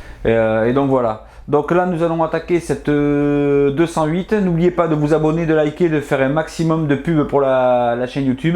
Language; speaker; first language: French; native; French